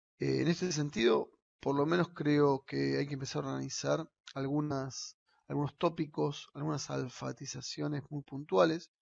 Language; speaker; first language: Spanish; native; Spanish